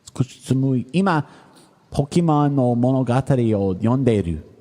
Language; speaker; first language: Japanese; non-native, learner; English